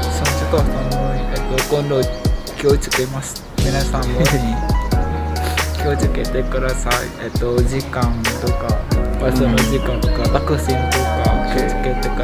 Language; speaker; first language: Japanese; non-native, learner; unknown